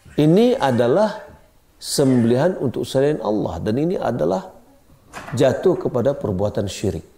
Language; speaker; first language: Malay; non-native, local second language; Minangkabau